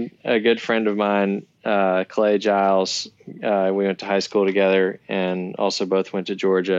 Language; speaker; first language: English; native; English